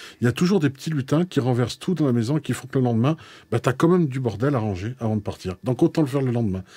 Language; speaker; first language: French; native; French